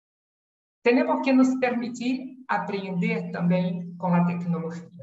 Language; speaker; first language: Spanish; non-native, learner; Portuguese